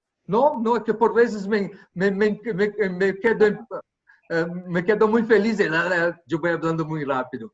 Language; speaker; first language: Spanish; non-native, fluent; Portuguese